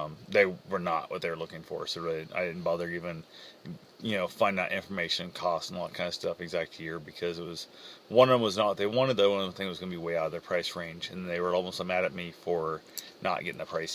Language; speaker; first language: English; native; English